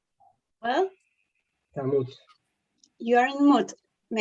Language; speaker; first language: English; non-native, learner; Spanish